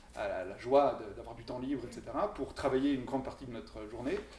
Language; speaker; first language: French; native; French